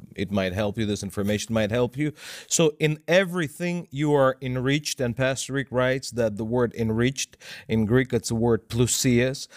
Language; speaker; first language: English; non-native, fluent; Russian